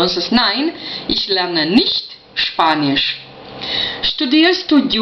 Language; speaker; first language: German; non-native, fluent; Spanish